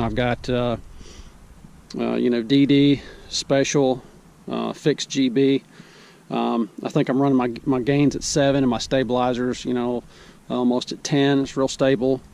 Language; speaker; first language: English; native; English